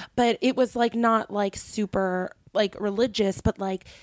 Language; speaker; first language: English; native; English